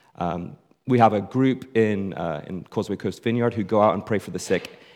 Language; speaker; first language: English; native; English